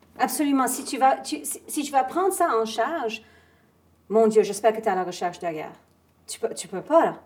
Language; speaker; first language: French; non-native, fluent; English